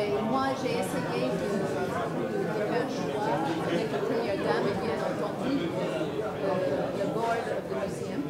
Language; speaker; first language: French; non-native, fluent; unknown